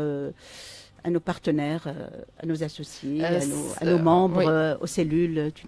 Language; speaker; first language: French; non-native, local second language; Arabic